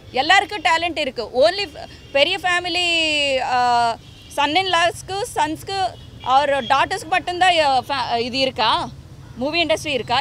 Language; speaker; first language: Tamil; non-native, learner; Telugu